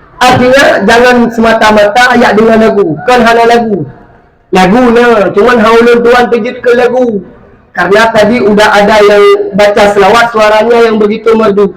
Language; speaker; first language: Malay; non-native, local second language; Achinese